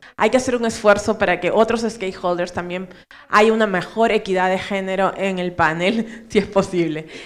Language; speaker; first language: Spanish; native; Spanish